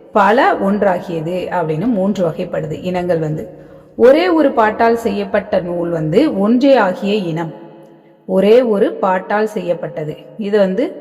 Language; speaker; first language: Tamil; native; Tamil